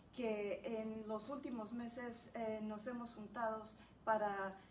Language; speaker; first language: Spanish; early bilingual, heritage; Spanish